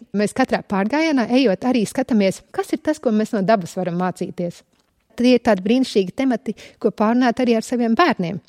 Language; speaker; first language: Latvian; native; Latvian